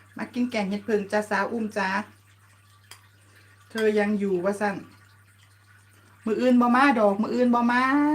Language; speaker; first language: Thai; native; Thai